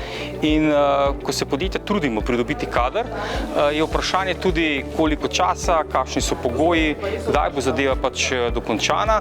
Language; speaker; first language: Slovenian; native; Slovenian